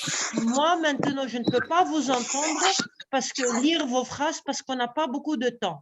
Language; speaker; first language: French; non-native, local second language; Arabic